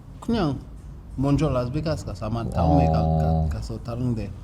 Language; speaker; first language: Korean; non-native, fluent; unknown